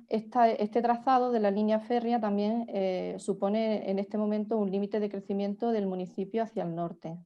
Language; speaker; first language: Spanish; native; Spanish